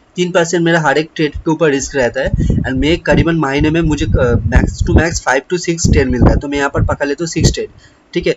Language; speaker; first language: Hindi; non-native, local second language; Bangla